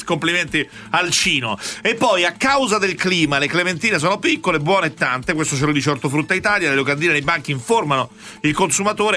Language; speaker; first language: Italian; native; Italian